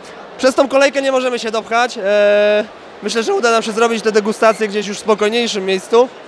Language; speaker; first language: Polish; native; Polish